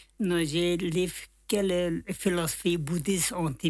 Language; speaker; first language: French; non-native, learner; Tibetan